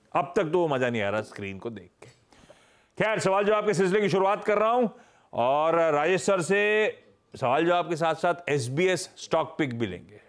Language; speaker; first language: Hindi; native; Hindi